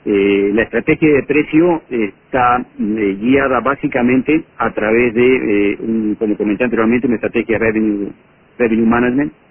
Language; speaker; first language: Spanish; native; Spanish